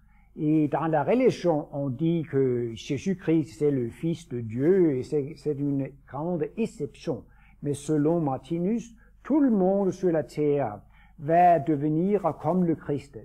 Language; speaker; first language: French; non-native, fluent; Danish